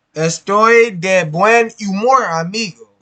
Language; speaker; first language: Spanish; non-native, learner; English